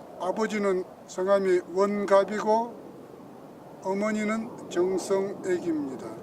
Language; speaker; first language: Korean; early bilingual, heritage; Russian